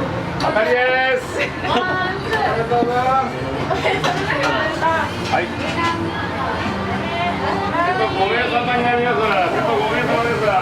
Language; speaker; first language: Japanese; native; Japanese